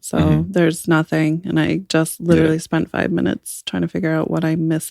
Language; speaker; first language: English; native; English